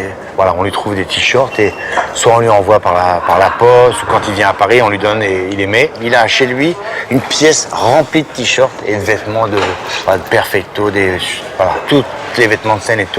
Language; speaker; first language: French; native; French